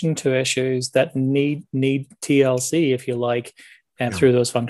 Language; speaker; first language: English; native; English